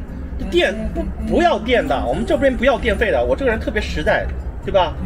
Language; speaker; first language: Chinese; native; Chinese